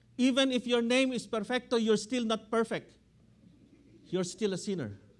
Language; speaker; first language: English; non-native, local second language; Filipino